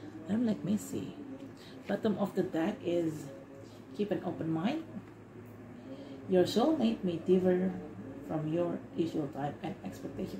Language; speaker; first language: English; non-native, fluent; Indonesian